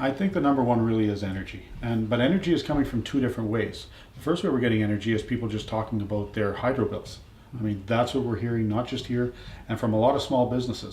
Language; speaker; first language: English; native; English